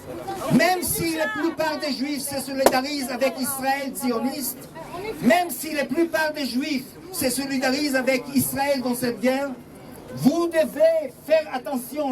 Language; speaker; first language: French; non-native, fluent; Hebrew